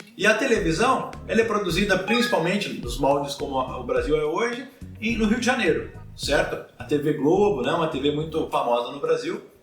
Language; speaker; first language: Portuguese; native; Portuguese